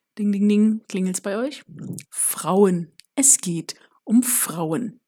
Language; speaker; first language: German; early bilingual, other home language; Turkish